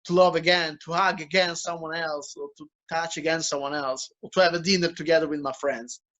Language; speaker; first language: English; non-native, fluent; Italian